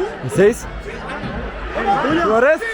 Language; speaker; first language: Spanish; non-native, learner; French